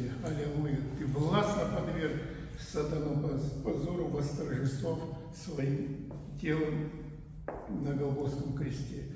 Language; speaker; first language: Russian; native; Russian